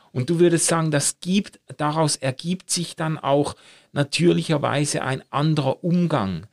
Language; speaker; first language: German; native; German